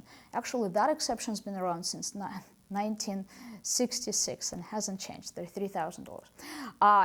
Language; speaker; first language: English; non-native, fluent; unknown